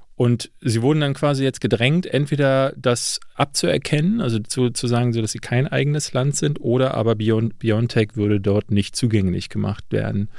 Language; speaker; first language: German; native; German